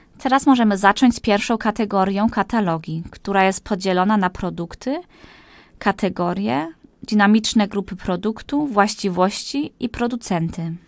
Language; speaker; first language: Polish; early bilingual, heritage; Polish